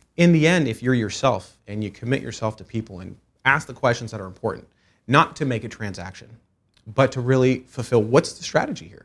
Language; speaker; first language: English; early bilingual, other home language; Persian